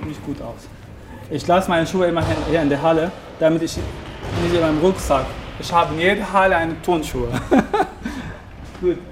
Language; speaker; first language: German; non-native, learner; Arabic